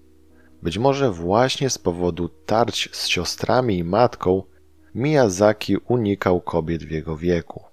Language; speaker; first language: Polish; native; Polish